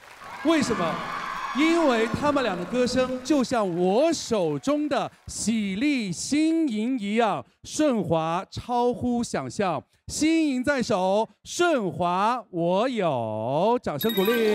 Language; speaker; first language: Chinese; native; Chinese